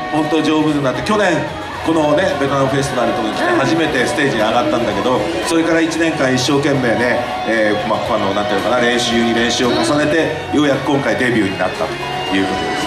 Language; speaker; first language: Japanese; native; Japanese